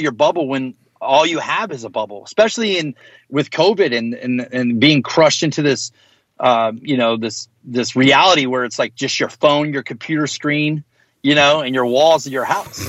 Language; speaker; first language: English; native; English